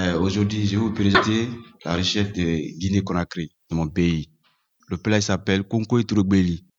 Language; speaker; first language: French; non-native, local second language; Susu